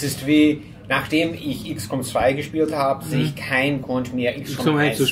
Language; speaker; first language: German; non-native, fluent; English